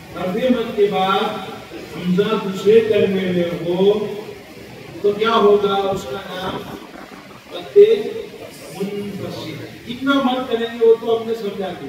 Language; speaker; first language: Urdu; native; Urdu